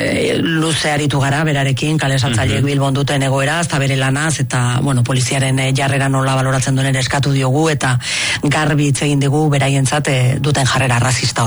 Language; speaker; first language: Basque; native; Basque